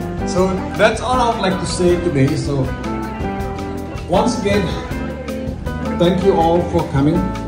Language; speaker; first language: English; non-native, fluent; Indonesian